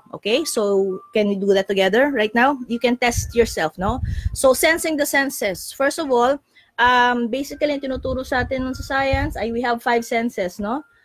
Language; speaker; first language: Filipino; native; Filipino